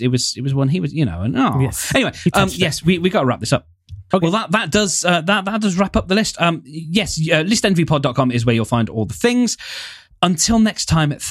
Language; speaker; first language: English; native; English